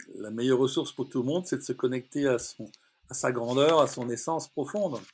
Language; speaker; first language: French; native; French